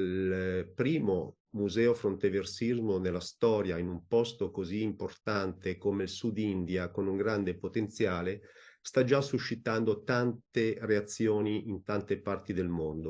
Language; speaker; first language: Italian; native; Italian